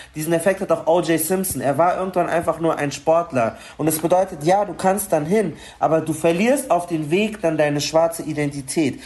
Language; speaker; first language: German; early bilingual, other home language; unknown